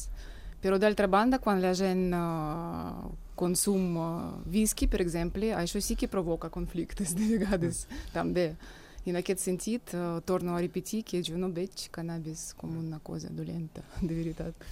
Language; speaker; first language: Catalan; non-native, fluent; Russian